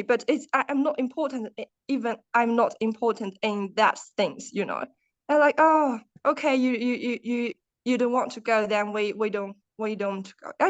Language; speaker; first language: English; non-native, learner; Chinese